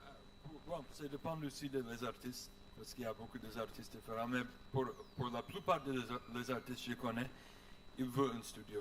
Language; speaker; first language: French; non-native, learner; English